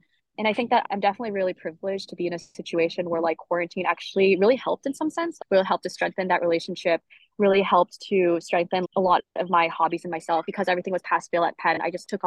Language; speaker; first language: English; native; English